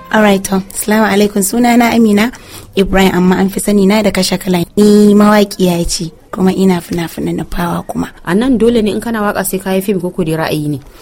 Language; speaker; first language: Hausa; non-native, local second language; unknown